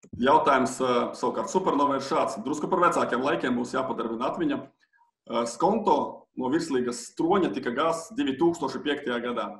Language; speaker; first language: Latvian; non-native, local second language; Russian